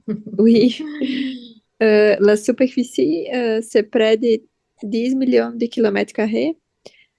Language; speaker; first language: French; non-native, learner; Portuguese